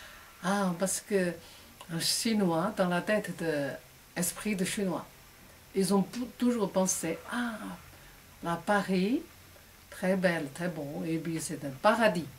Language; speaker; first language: French; non-native, learner; Chinese